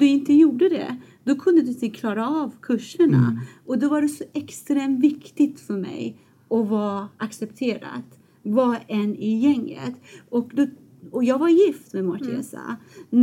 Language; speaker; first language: Swedish; non-native, fluent; Persian